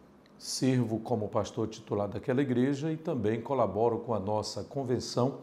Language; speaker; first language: Portuguese; native; Portuguese